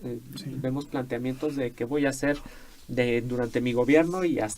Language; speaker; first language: Spanish; native; Spanish